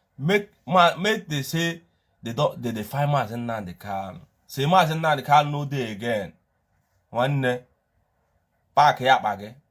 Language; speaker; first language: Nigerian Pidgin; non-native, local second language; Igbo